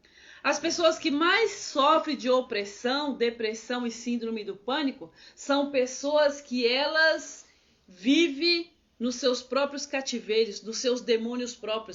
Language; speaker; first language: Portuguese; native; Portuguese